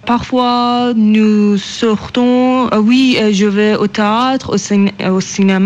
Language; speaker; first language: French; non-native, learner; Persian